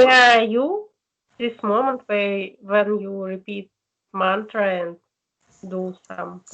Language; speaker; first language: English; non-native, learner; Russian